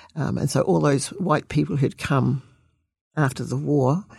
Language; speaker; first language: English; native; English